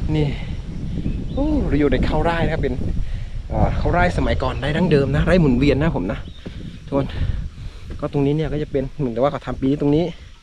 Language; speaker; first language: Thai; non-native, local second language; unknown